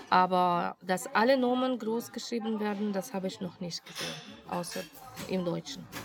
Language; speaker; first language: German; non-native, fluent; Russian